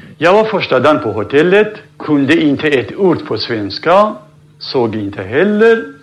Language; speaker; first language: Swedish; non-native, fluent; Central Kurdish